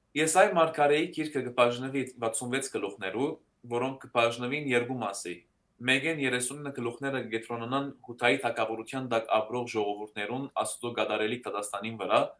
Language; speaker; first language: Armenian; early bilingual, heritage; Armenian